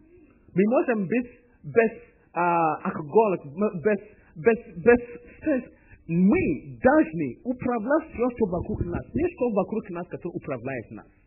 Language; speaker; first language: Russian; non-native, learner; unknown